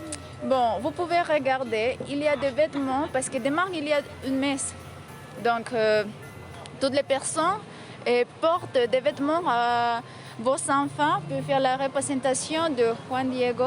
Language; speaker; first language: French; non-native, fluent; Spanish